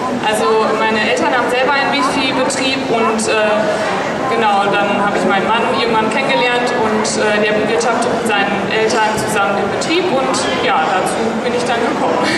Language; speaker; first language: German; native; German